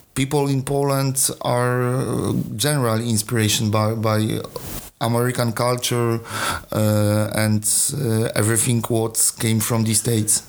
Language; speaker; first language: English; non-native, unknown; Polish